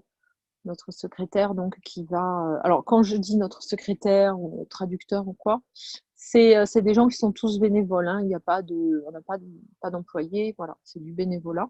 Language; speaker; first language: French; native; French